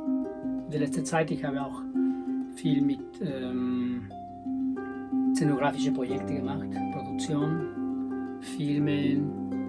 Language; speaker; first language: German; non-native, learner; Spanish